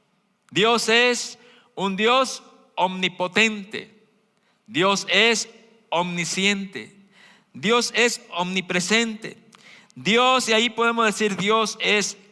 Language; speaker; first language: Spanish; native; Spanish